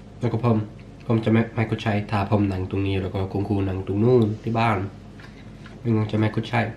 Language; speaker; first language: Thai; early bilingual, heritage; Swedish